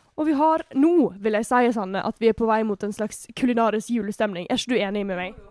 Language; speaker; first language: Norwegian; native; Norwegian